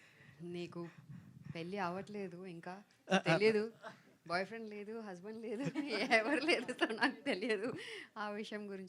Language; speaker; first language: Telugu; non-native, fluent; Tamil